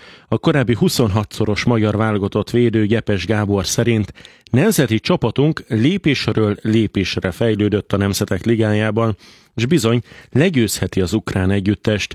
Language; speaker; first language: Hungarian; native; Hungarian